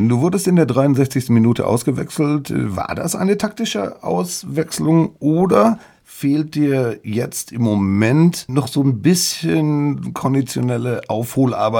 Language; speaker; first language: German; native; German